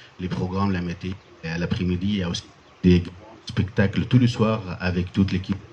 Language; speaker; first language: French; non-native, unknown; Arabic